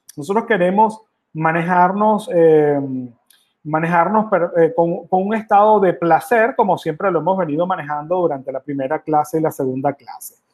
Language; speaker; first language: Spanish; native; Spanish